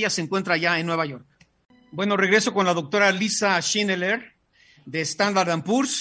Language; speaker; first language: Spanish; native; Spanish